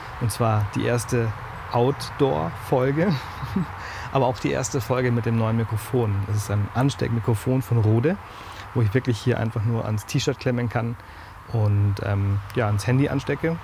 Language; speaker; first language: German; native; German